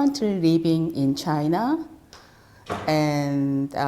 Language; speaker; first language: English; non-native, fluent; Korean